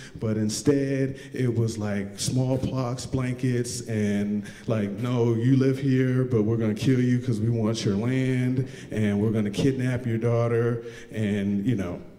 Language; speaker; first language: English; native; English